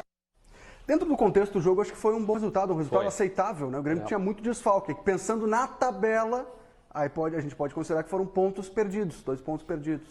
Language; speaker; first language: Portuguese; native; Portuguese